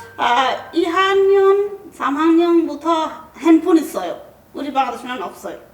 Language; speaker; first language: Korean; non-native, learner; Bangla